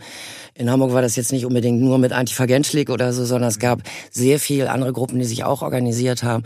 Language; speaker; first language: German; native; German